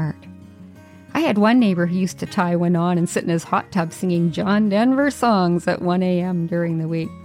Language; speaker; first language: English; native; English